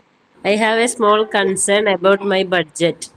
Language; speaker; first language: English; non-native, learner; Malayalam